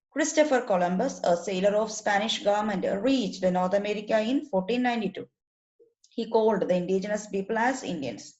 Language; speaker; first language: English; non-native, local second language; Malayalam